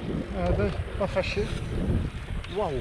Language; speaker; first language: French; native; French